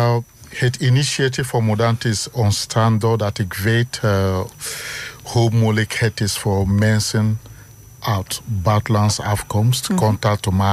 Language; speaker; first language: Dutch; non-native, fluent; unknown